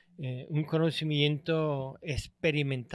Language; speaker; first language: Spanish; non-native, fluent; English